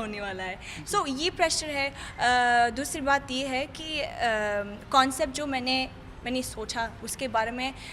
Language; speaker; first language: Hindi; non-native, fluent; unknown